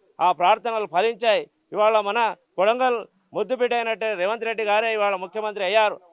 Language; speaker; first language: Telugu; non-native, local second language; Lambadi